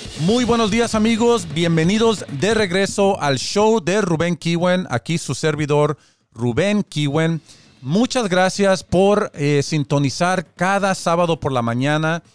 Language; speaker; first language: Spanish; early bilingual, heritage; Spanish